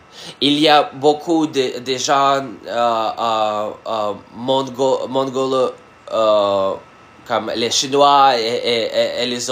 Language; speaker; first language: French; non-native, learner; Russian